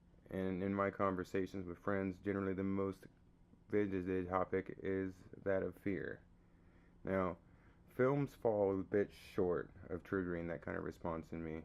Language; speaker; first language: English; native; English